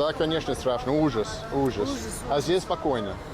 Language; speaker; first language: Russian; non-native, learner; English